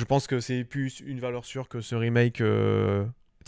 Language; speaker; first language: French; native; French